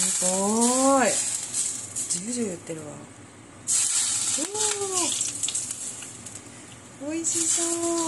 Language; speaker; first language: Japanese; native; Japanese